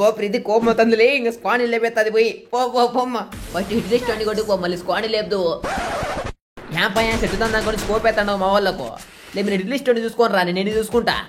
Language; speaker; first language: Telugu; native; Telugu